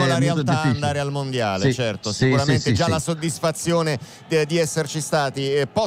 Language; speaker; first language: Italian; native; Italian